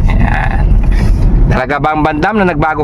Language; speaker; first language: Filipino; native; Filipino